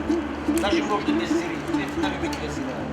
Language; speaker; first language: Russian; non-native, fluent; Tajik